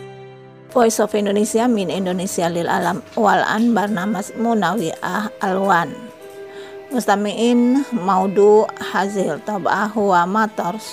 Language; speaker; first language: Arabic; non-native, fluent; Indonesian